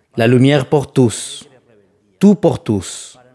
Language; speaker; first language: French; non-native, fluent; Spanish